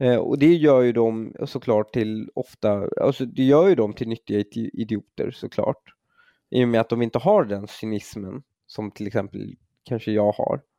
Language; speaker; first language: Swedish; early bilingual, other home language; Persian